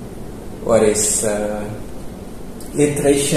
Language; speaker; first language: English; non-native, local second language; Indonesian